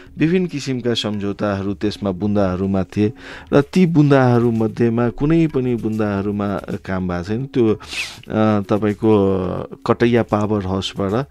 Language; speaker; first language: Nepali; non-native, local second language; Maithili